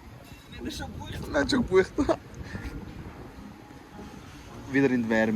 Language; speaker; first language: German; early bilingual, other home language; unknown